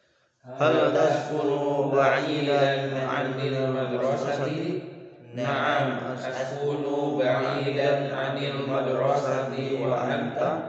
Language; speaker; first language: Arabic; non-native, learner; Indonesian